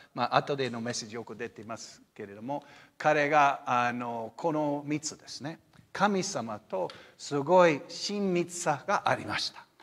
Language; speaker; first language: Japanese; non-native, fluent; English